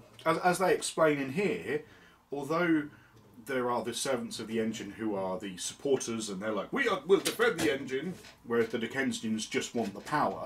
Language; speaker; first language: English; native; English